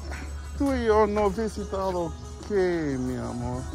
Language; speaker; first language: Spanish; non-native, learner; English